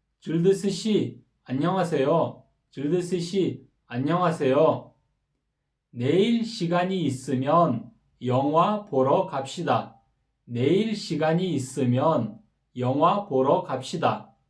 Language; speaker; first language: Korean; non-native, fluent; Kyrgyz